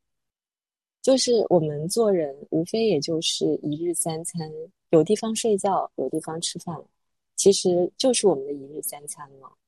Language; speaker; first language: Chinese; native; Chinese